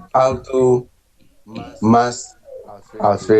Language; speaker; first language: Spanish; non-native, learner; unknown